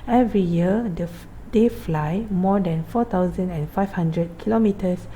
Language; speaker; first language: English; non-native, local second language; Malay